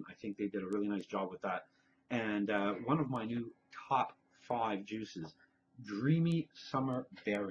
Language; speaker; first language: English; native; English